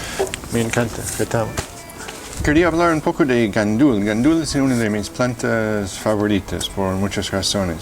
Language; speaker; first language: Spanish; non-native, fluent; English